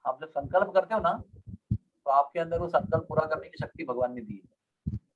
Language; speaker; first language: Hindi; non-native, local second language; Marathi